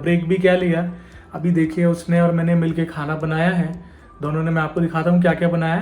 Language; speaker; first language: Hindi; native; Hindi